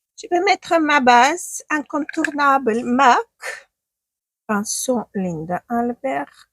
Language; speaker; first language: French; non-native, fluent; Ukrainian